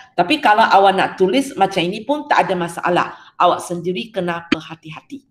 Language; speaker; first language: Malay; non-native, local second language; Chinese